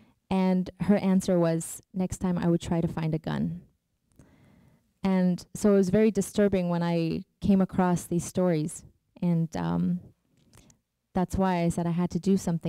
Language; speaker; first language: English; early bilingual, other home language; Persian